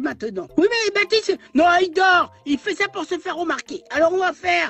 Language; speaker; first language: French; native; French